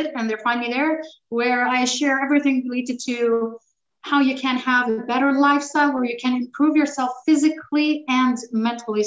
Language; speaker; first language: English; native; English